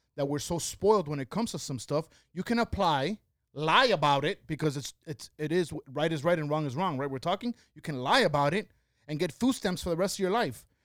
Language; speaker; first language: English; early bilingual, other home language; Spanish